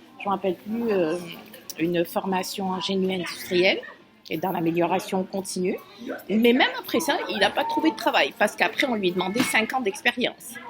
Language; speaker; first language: French; non-native, local second language; Kabyle